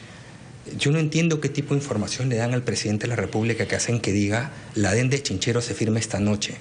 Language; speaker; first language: Spanish; native; Spanish